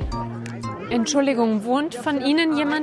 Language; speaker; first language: German; native; German